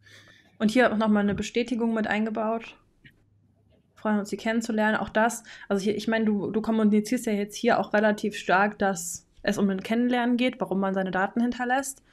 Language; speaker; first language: German; native; German